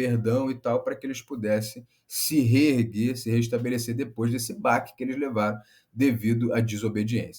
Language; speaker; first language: Portuguese; native; Portuguese